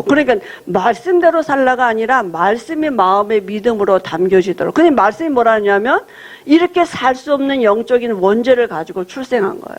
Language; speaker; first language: Korean; native; Korean